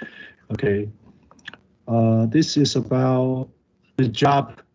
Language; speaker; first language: English; non-native, learner; Chinese